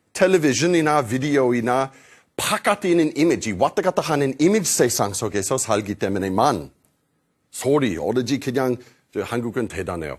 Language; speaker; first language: Korean; non-native, fluent; English